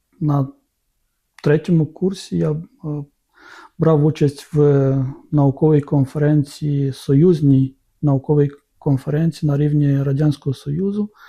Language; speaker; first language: Ukrainian; non-native, local second language; Romanian